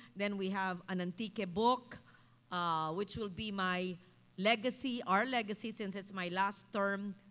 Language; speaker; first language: English; non-native, local second language; Filipino